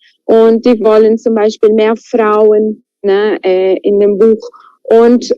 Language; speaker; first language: German; non-native, fluent; Portuguese